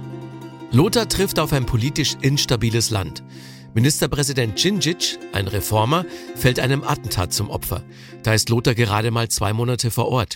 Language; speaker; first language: German; native; German